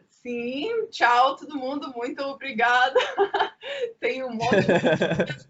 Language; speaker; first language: Portuguese; non-native, learner; English